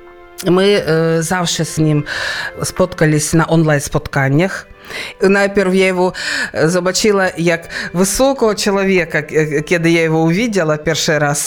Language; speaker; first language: Ukrainian; non-native, local second language; Russian